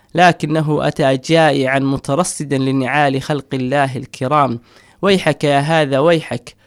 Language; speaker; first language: Arabic; non-native, local second language; Somali